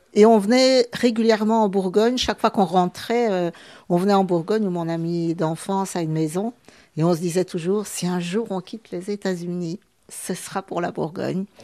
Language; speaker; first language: French; early bilingual, heritage; French